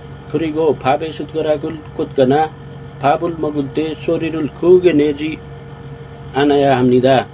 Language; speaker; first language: Korean; non-native, learner; Nepali